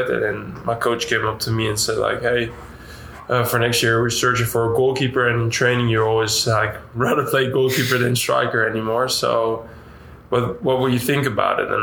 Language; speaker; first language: English; non-native, fluent; Dutch